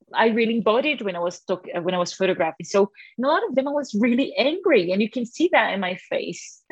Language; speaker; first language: English; non-native, fluent; Portuguese